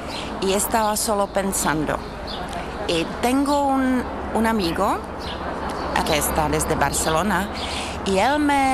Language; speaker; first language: Spanish; non-native, fluent; Czech